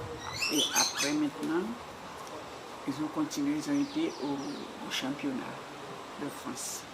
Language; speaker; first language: French; non-native, local second language; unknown